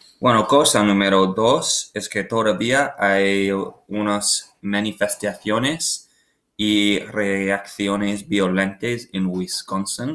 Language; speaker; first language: Spanish; non-native, learner; English